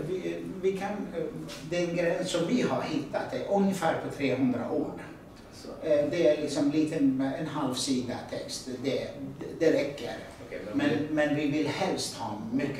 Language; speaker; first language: Swedish; non-native, fluent; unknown